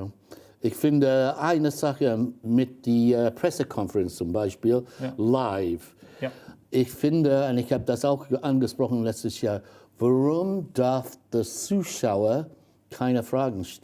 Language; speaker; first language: German; non-native, fluent; English